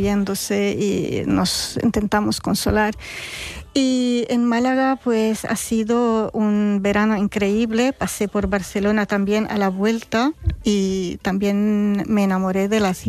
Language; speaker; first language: Spanish; non-native, fluent; Arabic